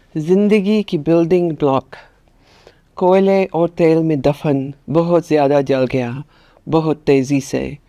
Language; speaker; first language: Urdu; early bilingual, heritage; Urdu